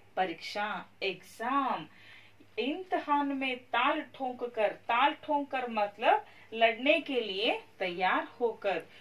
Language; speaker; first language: Hindi; non-native, local second language; Kannada